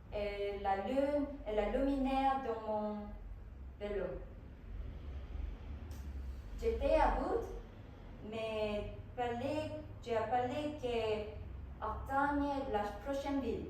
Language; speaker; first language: French; non-native, learner; Korean